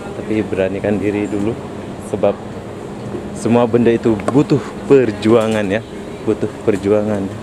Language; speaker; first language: Indonesian; native; Indonesian